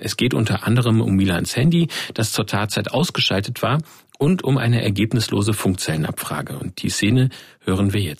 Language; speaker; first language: German; native; German